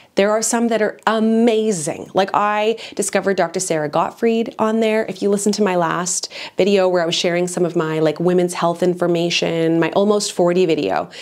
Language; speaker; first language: English; native; English